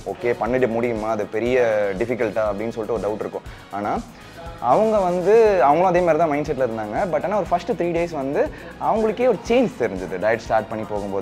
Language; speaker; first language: Tamil; native; Tamil